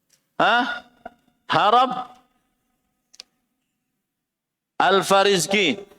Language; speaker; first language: Arabic; non-native, fluent; Indonesian